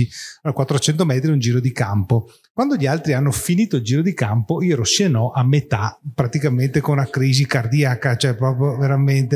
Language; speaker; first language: Italian; native; Italian